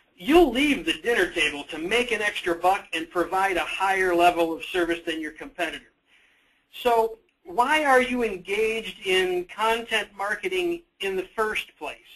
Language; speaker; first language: English; native; English